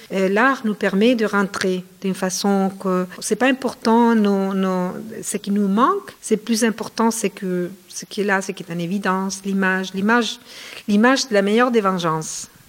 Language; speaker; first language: French; non-native, fluent; Spanish